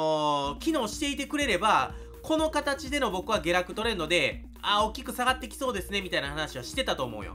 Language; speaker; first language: Japanese; native; Japanese